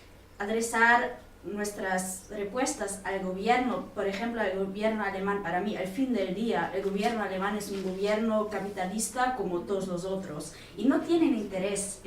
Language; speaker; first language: Spanish; non-native, fluent; German